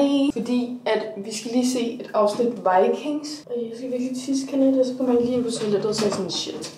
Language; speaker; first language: Danish; native; Danish